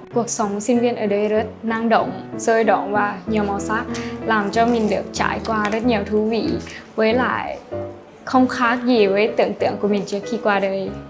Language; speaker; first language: Vietnamese; non-native, learner; Lao